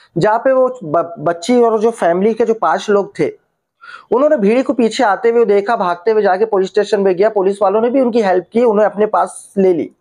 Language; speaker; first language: Hindi; native; Hindi